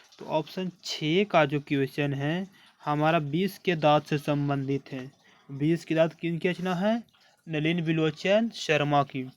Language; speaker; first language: Hindi; native; Hindi